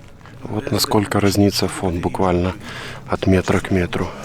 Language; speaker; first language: Russian; native; Russian